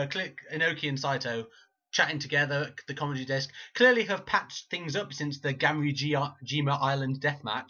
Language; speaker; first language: English; native; English